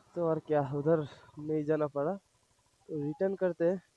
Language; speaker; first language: Hindi; non-native, local second language; Bangla